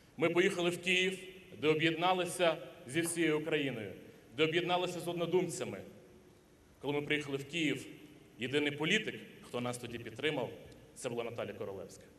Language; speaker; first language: Ukrainian; native; Ukrainian